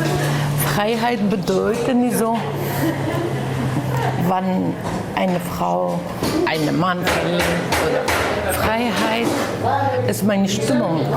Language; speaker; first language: German; non-native, learner; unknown